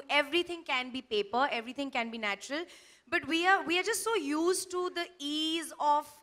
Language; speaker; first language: English; non-native, local second language; Hindi